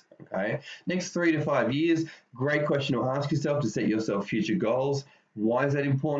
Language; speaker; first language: English; native; English